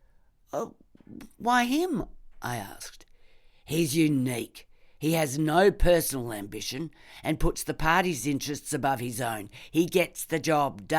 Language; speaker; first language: English; native; English